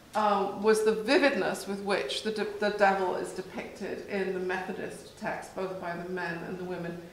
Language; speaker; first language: English; native; English